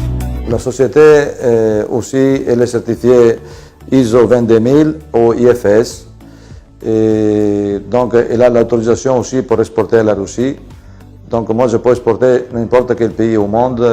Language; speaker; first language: French; non-native, fluent; Italian